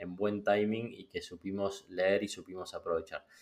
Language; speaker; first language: Spanish; native; Spanish